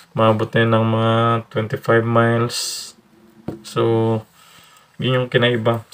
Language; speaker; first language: Filipino; native; Filipino